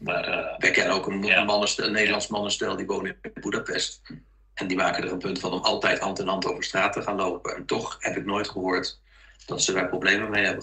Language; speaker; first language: Dutch; native; Dutch